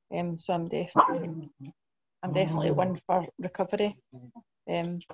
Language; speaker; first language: English; native; English